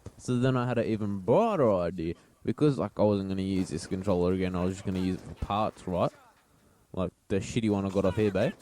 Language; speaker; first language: English; native; English